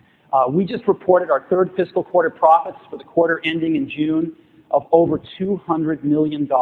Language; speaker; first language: English; native; English